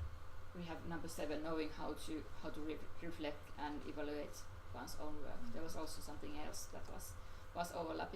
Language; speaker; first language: English; non-native, fluent; Finnish